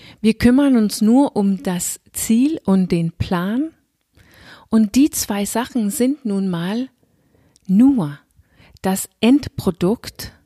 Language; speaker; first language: German; non-native, fluent; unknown